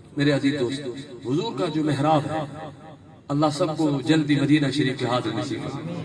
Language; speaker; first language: Urdu; non-native, local second language; Sindhi